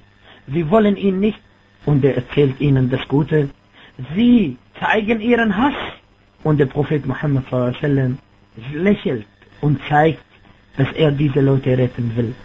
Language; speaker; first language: German; non-native, fluent; Arabic